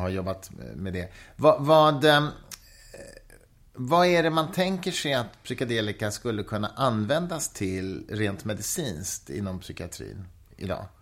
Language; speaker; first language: Swedish; native; Swedish